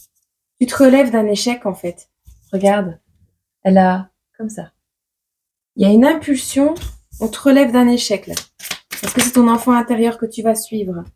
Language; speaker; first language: French; native; French